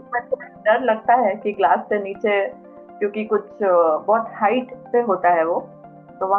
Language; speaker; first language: Hindi; native; Hindi